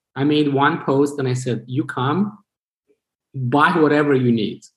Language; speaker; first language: English; non-native, fluent; Romanian